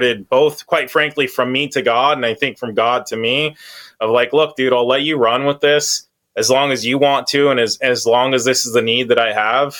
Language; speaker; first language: English; native; English